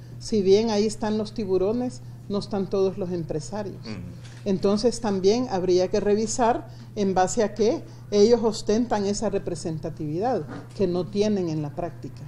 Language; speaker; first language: Spanish; native; Spanish